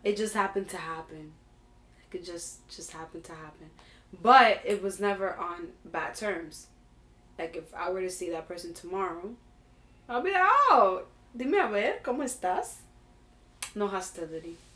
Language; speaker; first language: English; early bilingual, other home language; Spanish